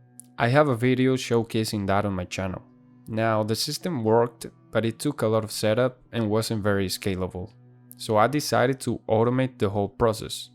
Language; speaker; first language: English; non-native, fluent; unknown